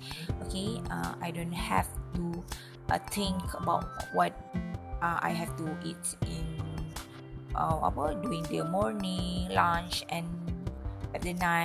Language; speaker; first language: English; non-native, learner; Malay